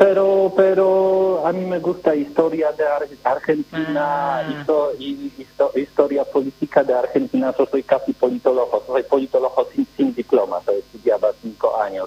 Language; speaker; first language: Spanish; non-native, learner; Polish